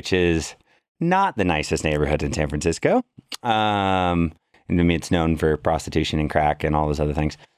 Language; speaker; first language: English; native; English